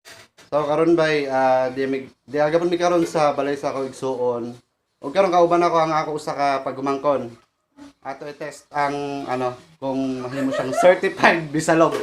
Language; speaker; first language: Cebuano; non-native, local second language; Filipino